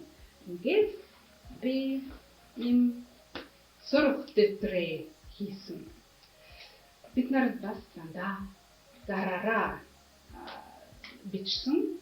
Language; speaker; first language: Mongolian; non-native, fluent; German